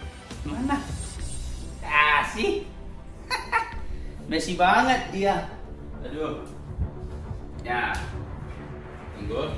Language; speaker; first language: Indonesian; non-native, learner; English